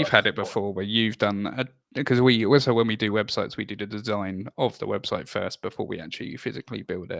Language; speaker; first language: English; native; English